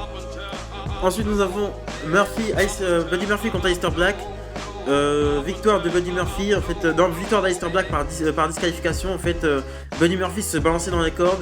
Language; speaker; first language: French; native; French